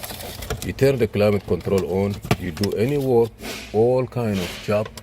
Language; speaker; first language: English; non-native, learner; Arabic